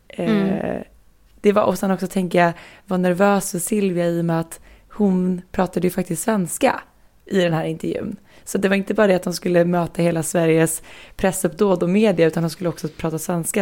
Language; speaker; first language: Swedish; native; Swedish